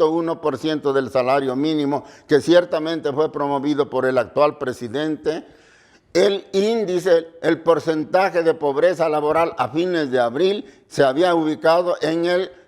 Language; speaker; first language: Spanish; native; Spanish